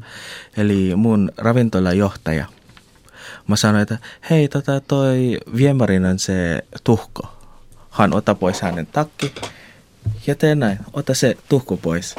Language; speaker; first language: Finnish; non-native, learner; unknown